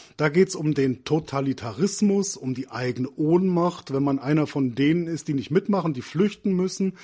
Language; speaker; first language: German; native; German